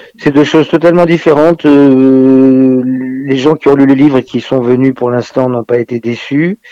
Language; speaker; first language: French; native; French